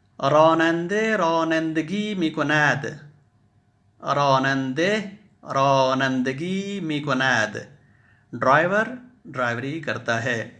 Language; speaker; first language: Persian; non-native, fluent; Urdu